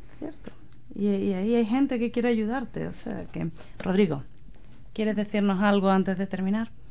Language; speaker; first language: Spanish; native; Spanish